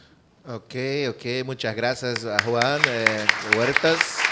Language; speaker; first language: Spanish; non-native, fluent; Portuguese